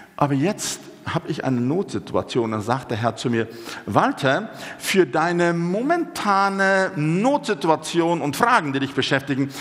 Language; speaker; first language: German; non-native, fluent; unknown